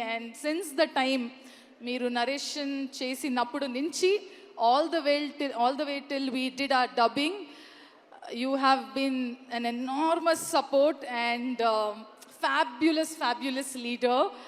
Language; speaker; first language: Telugu; non-native, local second language; Kannada